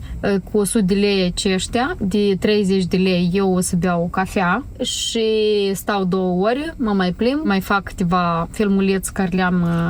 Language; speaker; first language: Romanian; native; Romanian